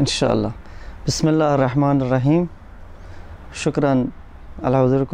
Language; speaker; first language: Arabic; non-native, fluent; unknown